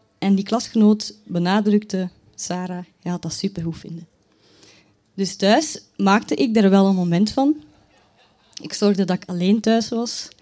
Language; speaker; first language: Dutch; native; Dutch